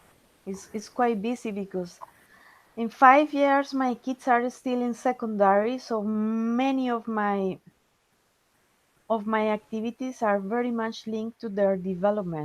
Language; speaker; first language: English; non-native, fluent; Spanish